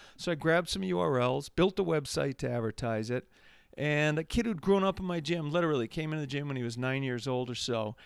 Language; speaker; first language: English; native; English